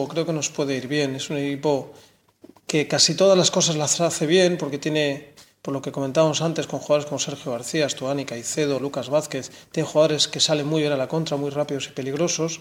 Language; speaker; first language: Spanish; native; Spanish